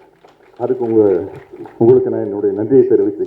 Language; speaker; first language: Tamil; native; Tamil